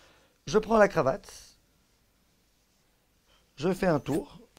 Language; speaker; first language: French; native; French